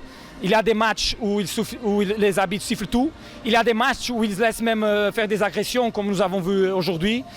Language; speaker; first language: French; non-native, fluent; Portuguese